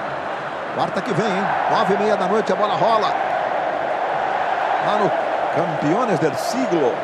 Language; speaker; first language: Portuguese; native; Portuguese